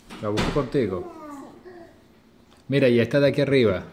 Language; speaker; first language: Spanish; native; Spanish